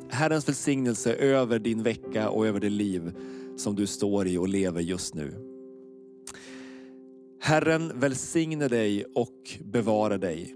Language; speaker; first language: Swedish; native; Swedish